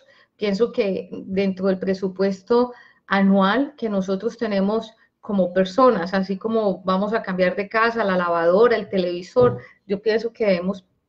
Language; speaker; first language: Spanish; native; Spanish